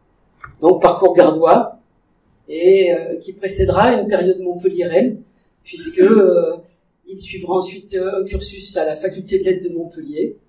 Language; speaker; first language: French; native; French